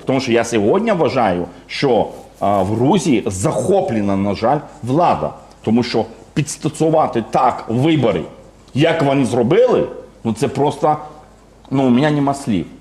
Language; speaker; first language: Ukrainian; non-native, fluent; Georgian